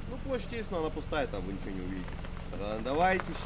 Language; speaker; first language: Russian; native; Russian